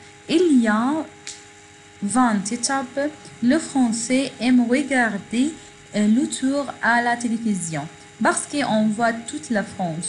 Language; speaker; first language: French; non-native, fluent; Arabic